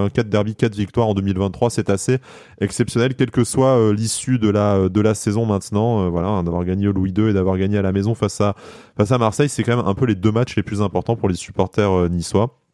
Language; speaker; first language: French; native; French